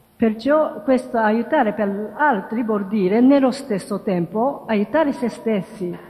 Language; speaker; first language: Italian; non-native, learner; Japanese